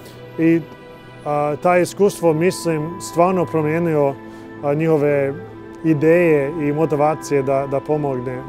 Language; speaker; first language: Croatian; non-native, learner; English